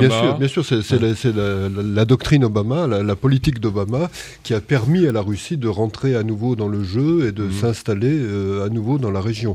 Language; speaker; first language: French; native; French